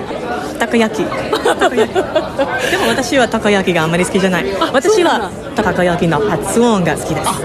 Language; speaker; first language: Japanese; non-native, learner; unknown